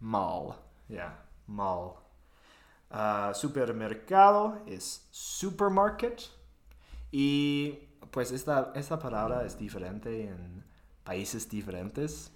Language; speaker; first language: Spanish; non-native, fluent; English